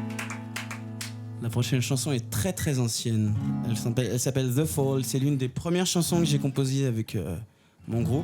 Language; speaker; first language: French; native; French